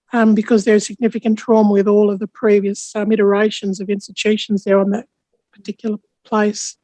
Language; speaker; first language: English; native; English